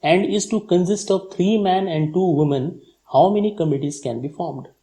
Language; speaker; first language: English; non-native, local second language; Nepali